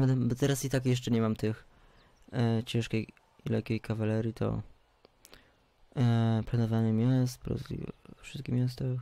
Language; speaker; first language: Polish; early bilingual, heritage; Polish